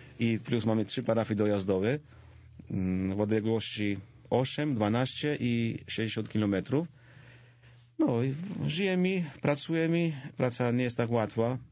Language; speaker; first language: Polish; non-native, fluent; Georgian